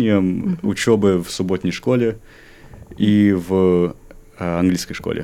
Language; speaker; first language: Russian; early bilingual, heritage; Russian